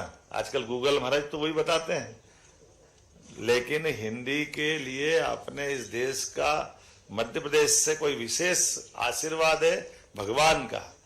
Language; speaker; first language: Hindi; native; Hindi